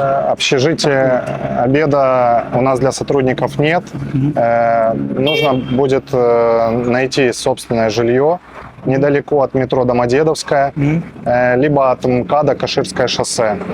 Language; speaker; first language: Russian; native; Russian